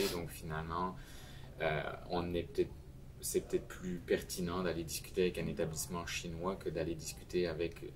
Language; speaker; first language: French; native; French